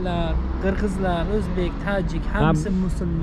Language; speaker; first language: Turkish; non-native, learner; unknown